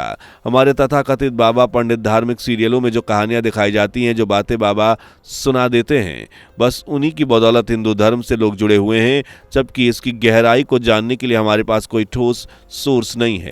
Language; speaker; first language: Hindi; native; Hindi